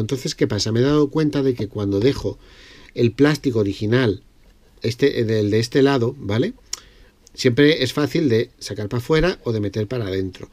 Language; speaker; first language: Spanish; native; Spanish